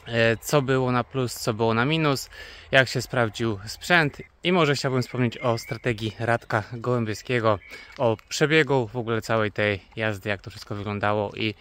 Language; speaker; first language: Polish; native; Polish